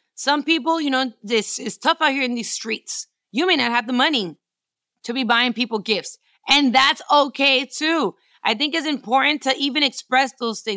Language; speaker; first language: English; early bilingual, other home language; Spanish